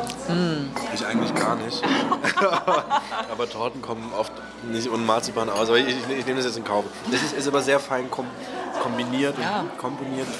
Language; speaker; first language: German; native; German